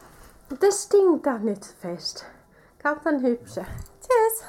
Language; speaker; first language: German; native; German